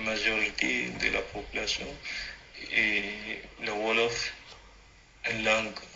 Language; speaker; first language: French; non-native, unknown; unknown